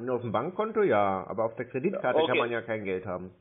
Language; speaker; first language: German; native; German